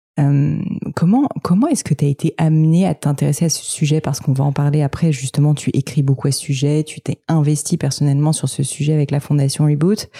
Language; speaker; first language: French; native; French